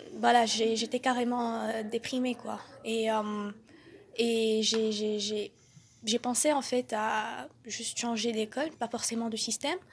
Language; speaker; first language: French; non-native, local second language; Arabic